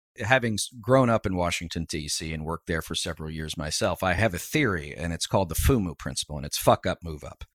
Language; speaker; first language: English; native; English